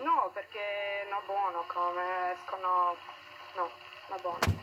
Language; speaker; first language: Italian; non-native, learner; Bosnian